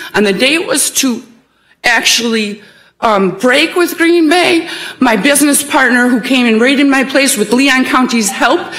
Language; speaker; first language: English; native; English